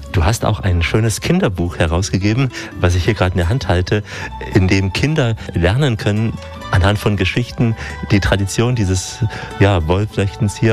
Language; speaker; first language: German; native; German